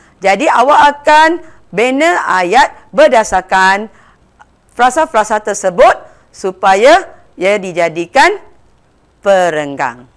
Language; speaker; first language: Malay; non-native, local second language; Tamil